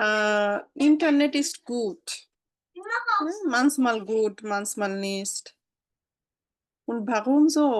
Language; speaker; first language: German; non-native, learner; Bangla